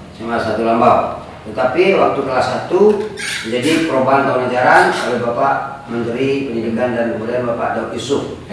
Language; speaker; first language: Indonesian; non-native, local second language; Minangkabau